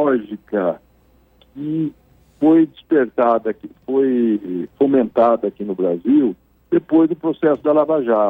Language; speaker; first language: Portuguese; native; Portuguese